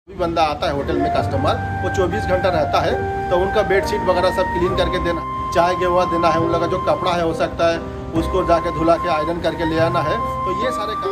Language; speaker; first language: Hindi; non-native, local second language; Bangla